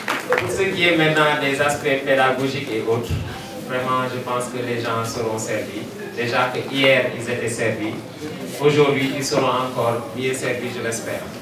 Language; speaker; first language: French; non-native, local second language; Wolof